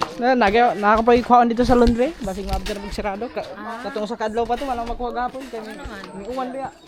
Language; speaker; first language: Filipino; non-native, local second language; Cebuano